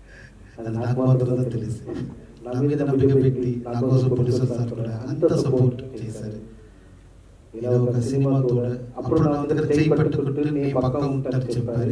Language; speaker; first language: Telugu; non-native, learner; Tamil